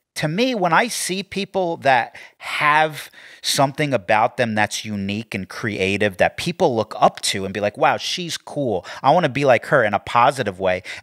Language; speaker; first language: English; native; English